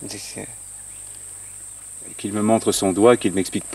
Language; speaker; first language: French; native; French